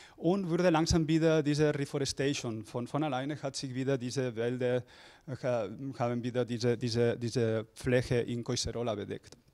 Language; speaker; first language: German; non-native, fluent; Spanish